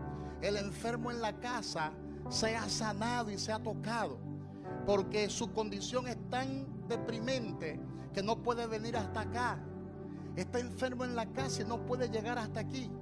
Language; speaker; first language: Spanish; native; Spanish